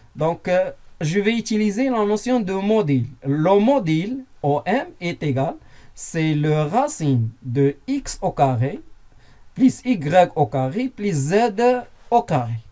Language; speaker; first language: French; non-native, local second language; Arabic